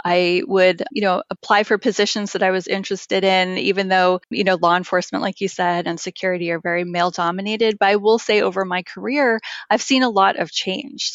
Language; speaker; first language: English; native; English